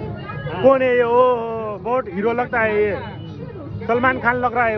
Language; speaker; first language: Hindi; non-native, learner; Nepali